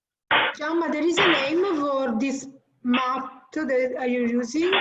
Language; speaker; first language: English; non-native, fluent; Italian